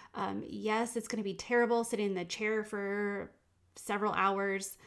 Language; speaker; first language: English; native; English